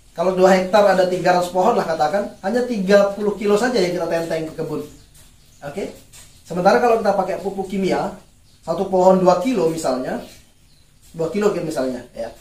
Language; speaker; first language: Indonesian; native; Indonesian